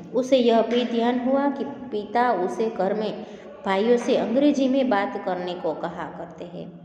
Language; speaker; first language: Hindi; non-native, local second language; Gujarati